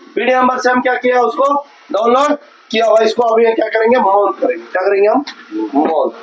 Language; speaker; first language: Hindi; non-native, local second language; Kannada